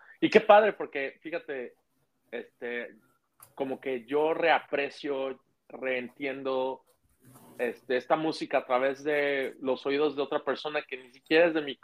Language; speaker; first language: Spanish; native; Spanish